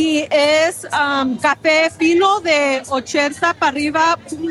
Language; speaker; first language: Spanish; early bilingual, heritage; Spanish